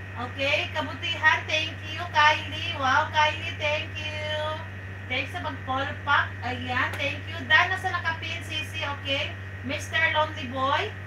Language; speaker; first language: Filipino; native; Filipino